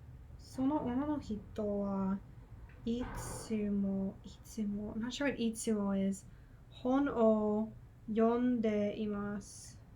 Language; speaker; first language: Japanese; non-native, learner; English